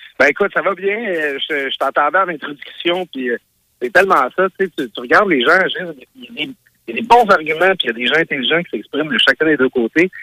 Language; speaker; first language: French; native; French